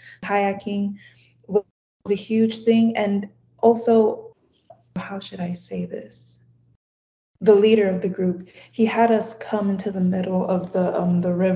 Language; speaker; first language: English; non-native, fluent; Samoan